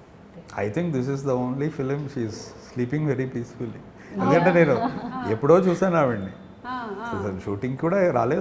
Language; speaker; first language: Telugu; native; Telugu